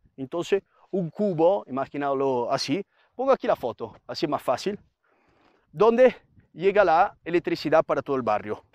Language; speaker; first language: Spanish; non-native, fluent; Italian